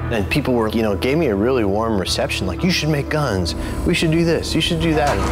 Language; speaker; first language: English; native; English